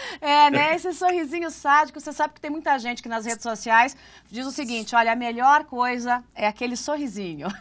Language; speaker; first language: Portuguese; native; Portuguese